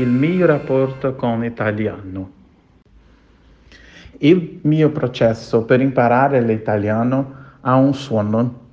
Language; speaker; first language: Italian; non-native, learner; Portuguese